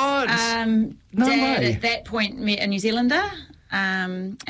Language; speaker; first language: English; native; English